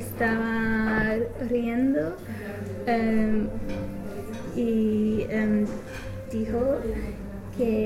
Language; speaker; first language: Spanish; non-native, learner; English